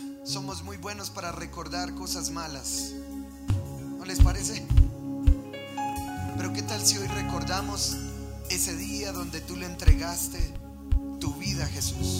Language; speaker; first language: Spanish; native; Spanish